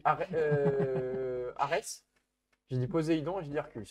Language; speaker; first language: French; native; French